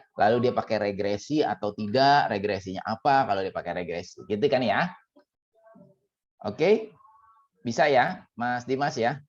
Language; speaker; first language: Indonesian; native; Indonesian